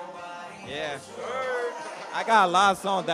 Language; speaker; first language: English; native; English